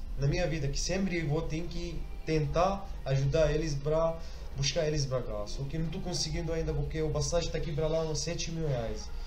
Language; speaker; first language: Portuguese; non-native, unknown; Arabic